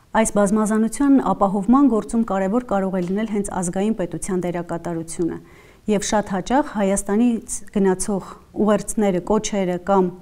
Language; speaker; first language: Armenian; native; Armenian